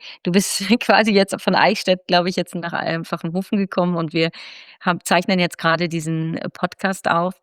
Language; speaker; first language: German; native; German